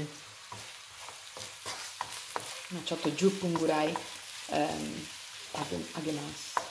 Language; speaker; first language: Japanese; non-native, learner; Italian